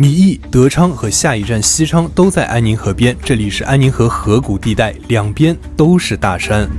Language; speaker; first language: Chinese; native; Chinese